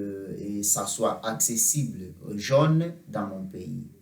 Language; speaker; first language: French; non-native, fluent; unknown